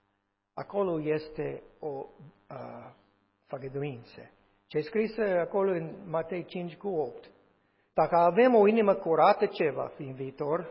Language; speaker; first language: Romanian; non-native, fluent; English